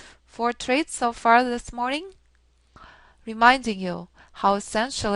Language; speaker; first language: English; non-native, fluent; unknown